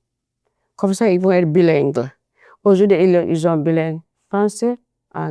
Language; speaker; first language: French; non-native, fluent; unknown